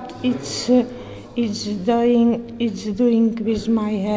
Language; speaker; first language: English; non-native, learner; Czech